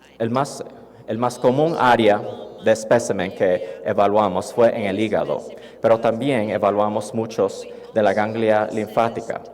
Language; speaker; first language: Spanish; non-native, fluent; English